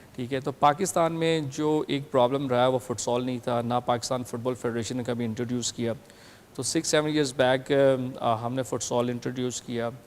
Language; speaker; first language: Urdu; early bilingual, heritage; Urdu